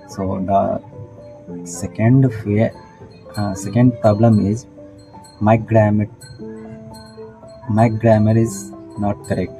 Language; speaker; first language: English; non-native, learner; Hindi